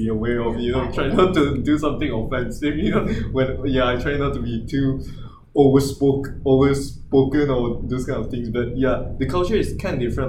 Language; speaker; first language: English; non-native, local second language; Chinese